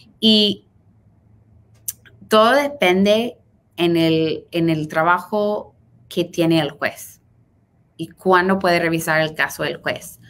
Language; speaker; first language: Spanish; early bilingual, heritage; Spanish